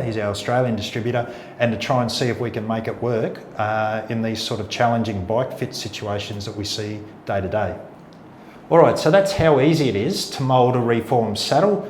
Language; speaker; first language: English; native; English